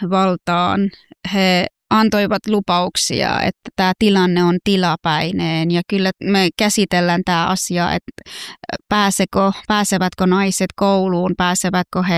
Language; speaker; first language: Finnish; non-native, fluent; Persian